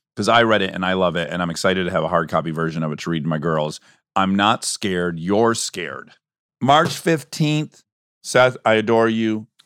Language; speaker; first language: English; native; English